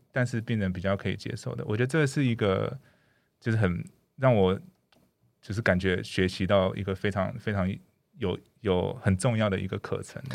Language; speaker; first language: Chinese; non-native, fluent; English